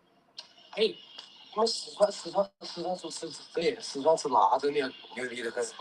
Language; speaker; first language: Chinese; native; Chinese